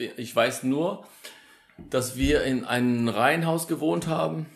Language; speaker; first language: German; early bilingual, other home language; Polish